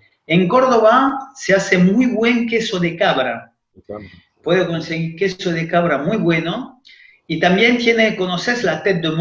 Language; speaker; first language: Spanish; non-native, fluent; French